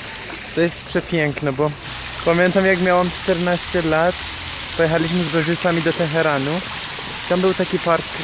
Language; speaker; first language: Polish; non-native, fluent; Persian